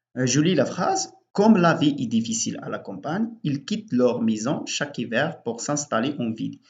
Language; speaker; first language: French; non-native, local second language; Arabic